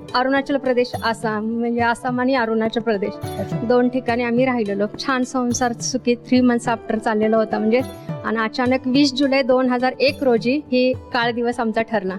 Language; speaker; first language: Marathi; native; Marathi